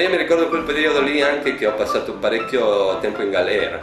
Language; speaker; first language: Italian; non-native, fluent; Spanish